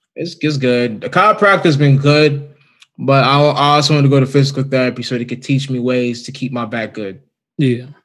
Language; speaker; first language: English; native; English